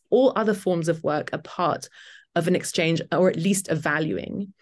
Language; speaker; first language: English; native; English